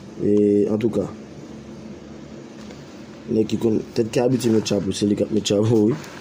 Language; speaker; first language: French; non-native, local second language; Haitian Creole